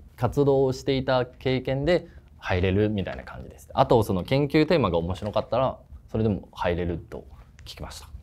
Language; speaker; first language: Japanese; non-native, fluent; Chinese